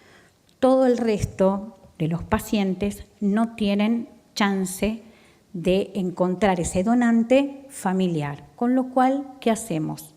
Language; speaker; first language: Spanish; native; Spanish